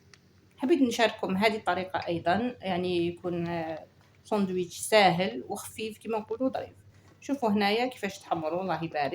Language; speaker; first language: Arabic; native; Arabic